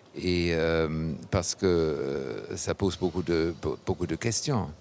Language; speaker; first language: French; non-native, fluent; German